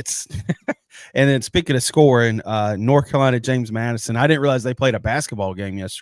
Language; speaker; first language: English; native; English